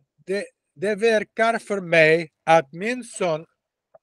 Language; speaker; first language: Swedish; non-native, learner; Russian